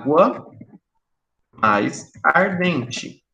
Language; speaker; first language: Portuguese; native; Portuguese